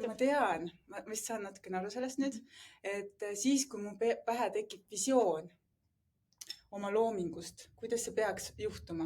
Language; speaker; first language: Estonian; native; Estonian